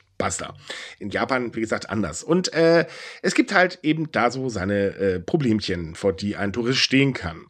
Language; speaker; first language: German; native; German